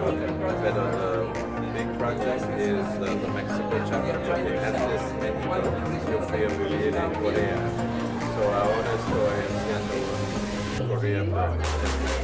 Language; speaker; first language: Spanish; non-native, learner; English